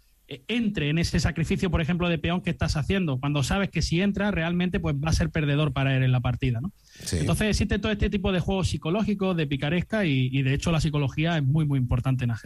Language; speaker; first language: Spanish; native; Spanish